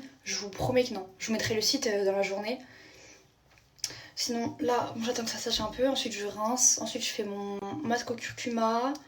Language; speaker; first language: French; native; French